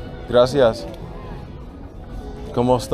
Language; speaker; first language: Spanish; non-native, fluent; English